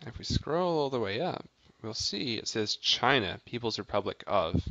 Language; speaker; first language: English; native; English